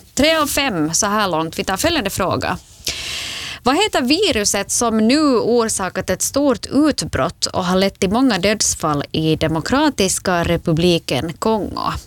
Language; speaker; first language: Swedish; native; Swedish